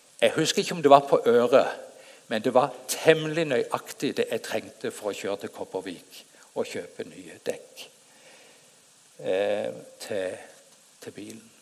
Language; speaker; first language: Norwegian; native; Norwegian